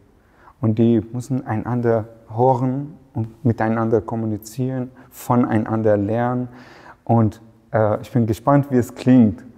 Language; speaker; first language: German; non-native, fluent; Persian